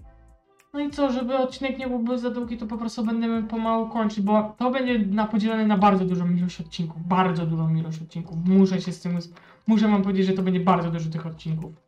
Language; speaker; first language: Polish; native; Polish